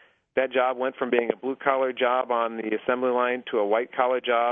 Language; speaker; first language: English; native; English